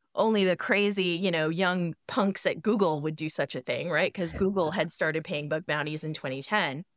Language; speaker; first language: English; native; English